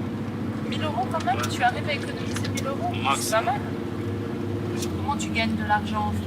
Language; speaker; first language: French; native; French